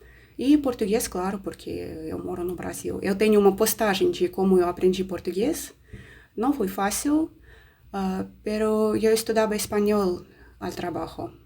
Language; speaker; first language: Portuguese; non-native, fluent; Russian